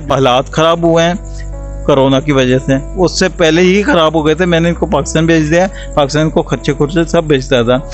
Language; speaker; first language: Urdu; non-native, local second language; Punjabi